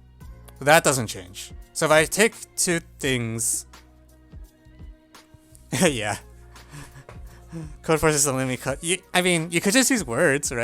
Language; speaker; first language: English; native; English